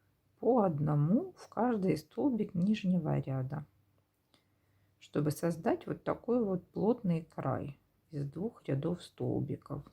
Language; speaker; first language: Russian; native; Russian